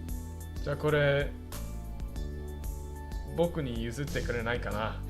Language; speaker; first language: Japanese; non-native, fluent; English